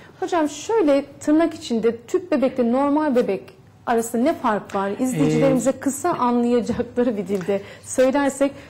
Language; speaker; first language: Turkish; native; Turkish